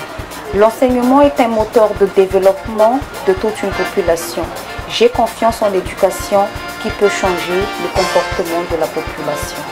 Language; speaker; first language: French; non-native, local second language; Malagasy